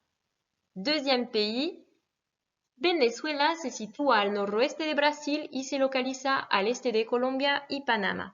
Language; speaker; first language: Spanish; non-native, fluent; French